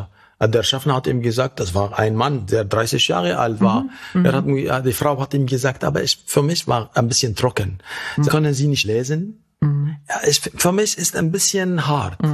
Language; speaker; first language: German; non-native, fluent; Arabic